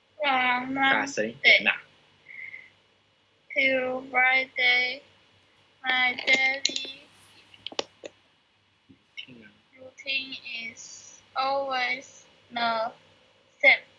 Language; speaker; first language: English; non-native, learner; Chinese